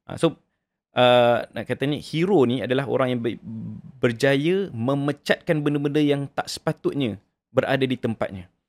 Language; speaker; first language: Malay; native; Malay